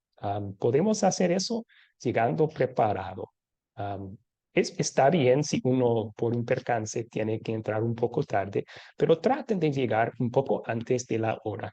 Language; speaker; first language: Spanish; non-native, fluent; English